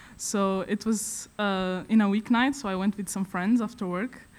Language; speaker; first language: English; non-native, fluent; Portuguese